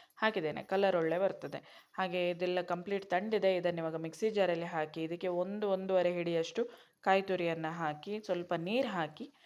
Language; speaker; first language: Kannada; non-native, local second language; Konkani